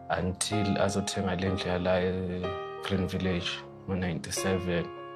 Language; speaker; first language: Zulu; native; Zulu